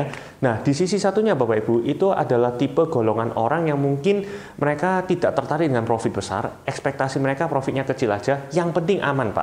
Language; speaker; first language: Indonesian; native; Indonesian